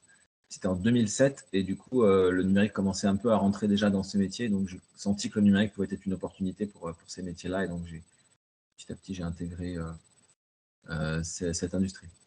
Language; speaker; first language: French; native; French